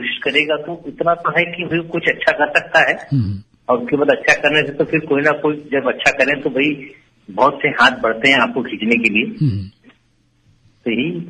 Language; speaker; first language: Hindi; native; Hindi